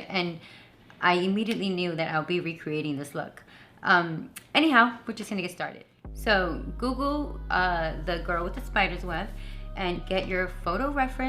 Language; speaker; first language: English; native; English